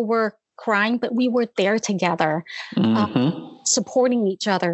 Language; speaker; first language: English; early bilingual, other home language; Khmer